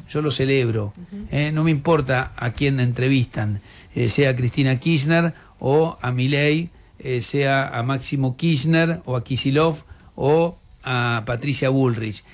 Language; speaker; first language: Spanish; native; Spanish